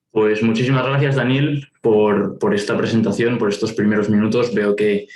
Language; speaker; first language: Spanish; native; Spanish